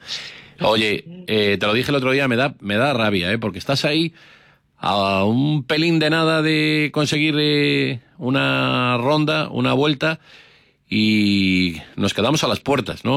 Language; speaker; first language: Spanish; native; Spanish